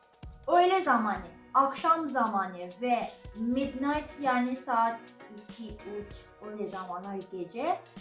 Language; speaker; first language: Turkish; non-native, learner; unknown